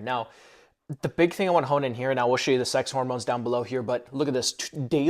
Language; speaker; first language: English; native; English